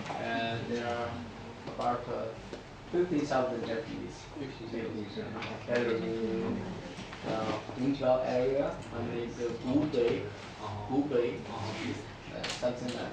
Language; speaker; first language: English; non-native, fluent; Chinese